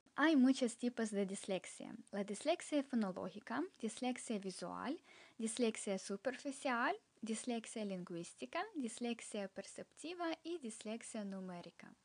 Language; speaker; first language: Spanish; non-native, fluent; Ukrainian